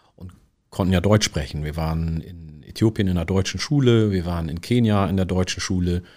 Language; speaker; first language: German; early bilingual, other home language; Oromo